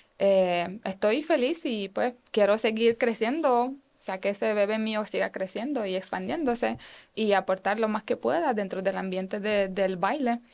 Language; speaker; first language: Spanish; non-native, fluent; Romanian